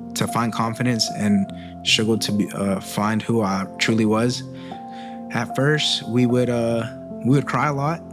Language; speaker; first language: English; early bilingual, other home language; Spanish